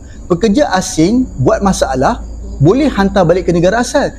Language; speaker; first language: Malay; native; Malay